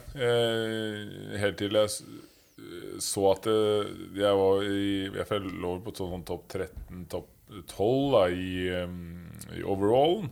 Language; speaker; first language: Norwegian; native; Norwegian